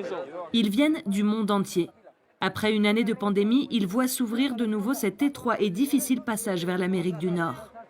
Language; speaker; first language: French; native; French